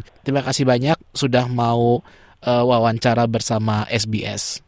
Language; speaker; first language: Indonesian; native; Indonesian